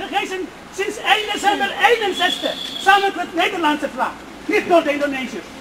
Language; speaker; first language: Dutch; non-native, fluent; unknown